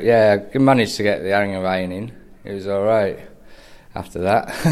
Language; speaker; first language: English; native; English